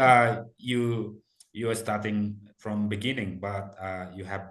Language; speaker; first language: English; non-native, fluent; Indonesian